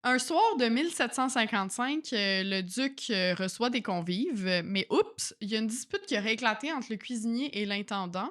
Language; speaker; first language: French; native; French